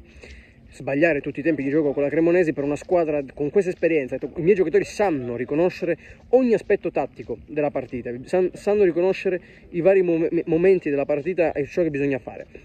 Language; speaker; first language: Italian; native; Italian